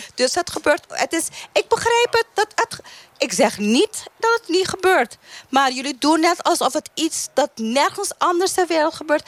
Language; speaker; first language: Dutch; non-native, local second language; Papiamento